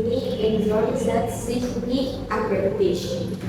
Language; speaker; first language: German; non-native, learner; Indonesian